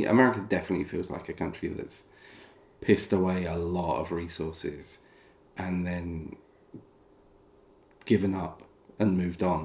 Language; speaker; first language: English; native; English